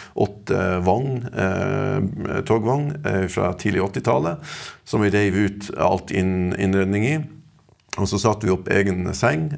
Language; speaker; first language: Norwegian; non-native, fluent; English